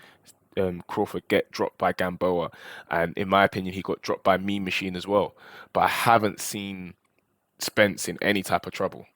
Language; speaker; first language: English; native; English